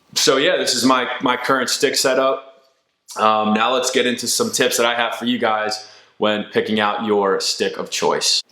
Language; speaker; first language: English; native; English